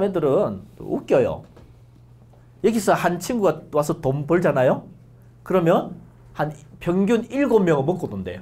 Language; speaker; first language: Korean; native; Korean